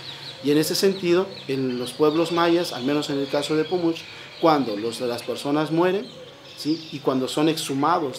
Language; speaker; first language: Spanish; native; Spanish